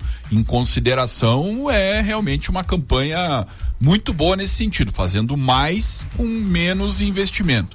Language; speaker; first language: Portuguese; native; Portuguese